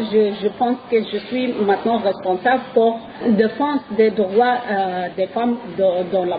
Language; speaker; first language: French; non-native, learner; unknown